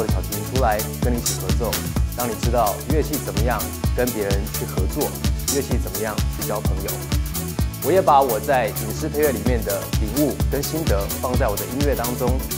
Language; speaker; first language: Chinese; native; Chinese